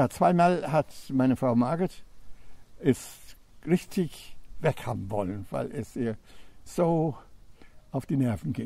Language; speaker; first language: German; non-native, fluent; English